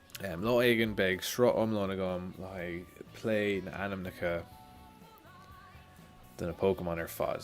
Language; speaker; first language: Irish; non-native, local second language; English